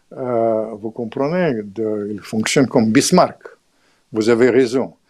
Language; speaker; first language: French; non-native, fluent; Russian